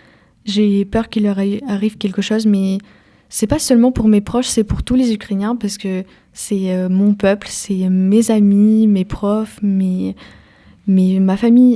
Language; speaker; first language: French; early bilingual, other home language; Ukrainian